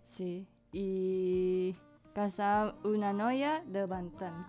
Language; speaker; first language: Catalan; non-native, learner; Indonesian